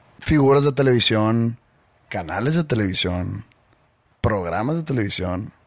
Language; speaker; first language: Spanish; native; Spanish